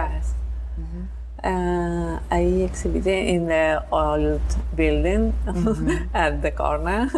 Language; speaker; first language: English; non-native, learner; Spanish